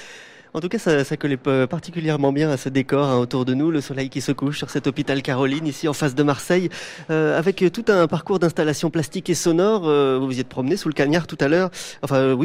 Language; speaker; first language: French; native; French